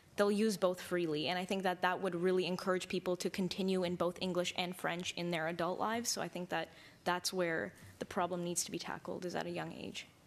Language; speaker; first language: English; early bilingual, other home language; Romanian